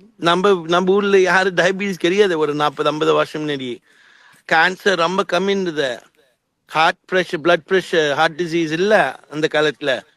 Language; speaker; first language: Tamil; non-native, fluent; English